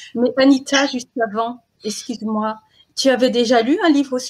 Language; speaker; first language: French; native; French